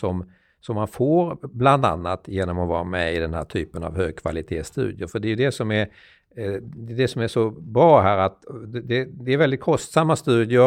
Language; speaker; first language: Swedish; native; Swedish